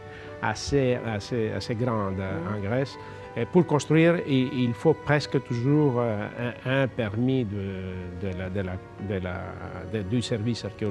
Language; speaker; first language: French; non-native, fluent; Greek